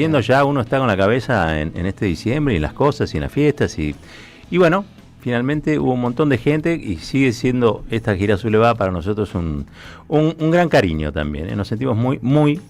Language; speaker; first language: Spanish; native; Spanish